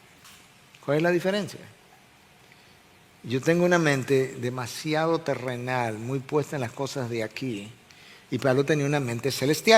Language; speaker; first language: Spanish; native; Spanish